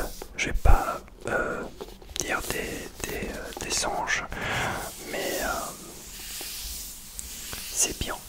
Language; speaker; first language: French; non-native, learner; English